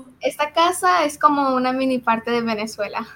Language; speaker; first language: Spanish; early bilingual, heritage; Spanish